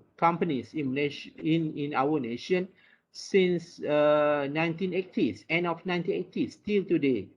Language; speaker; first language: English; non-native, local second language; Malay